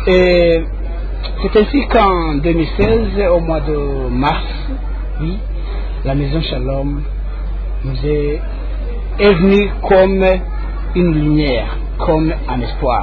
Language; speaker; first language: French; non-native, local second language; Rundi